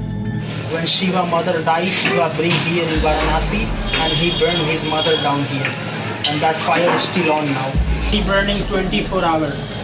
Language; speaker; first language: English; non-native, learner; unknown